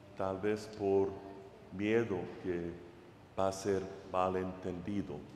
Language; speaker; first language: Spanish; non-native, fluent; English